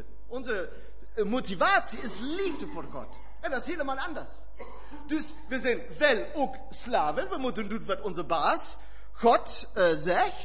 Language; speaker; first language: Dutch; non-native, fluent; German